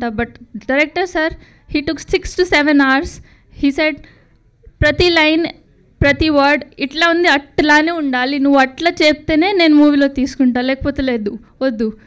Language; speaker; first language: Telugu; non-native, learner; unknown